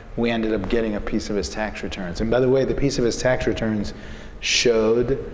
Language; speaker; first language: English; native; English